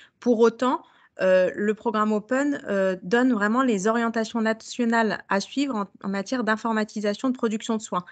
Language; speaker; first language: French; native; French